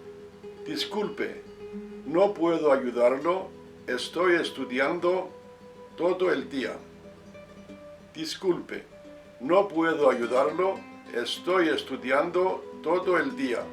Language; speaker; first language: Spanish; non-native, fluent; English